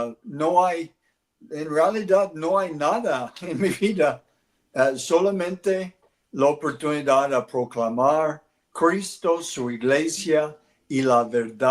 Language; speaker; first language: Spanish; non-native, learner; English